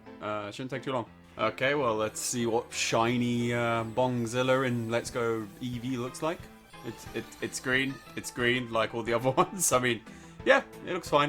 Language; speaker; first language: English; native; English